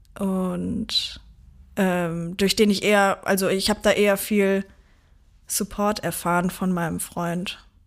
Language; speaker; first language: German; native; German